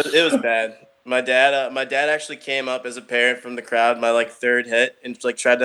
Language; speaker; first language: English; native; English